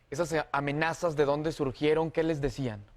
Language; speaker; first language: Spanish; native; Spanish